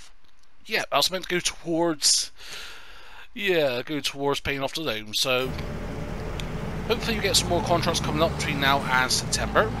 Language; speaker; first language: English; native; English